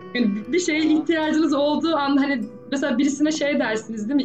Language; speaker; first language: Turkish; native; Turkish